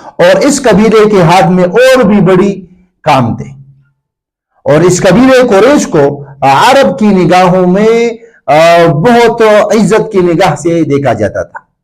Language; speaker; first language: Urdu; non-native, local second language; Pashto